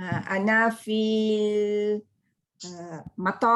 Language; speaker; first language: Arabic; non-native, learner; Malay